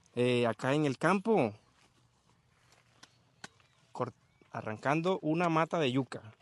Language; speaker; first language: Spanish; native; Spanish